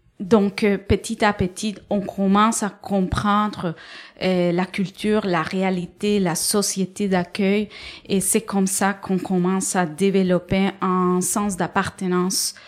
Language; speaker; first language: French; non-native, fluent; Spanish